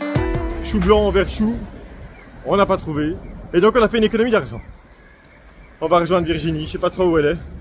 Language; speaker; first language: French; native; French